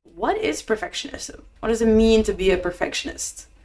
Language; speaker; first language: English; non-native, fluent; Norwegian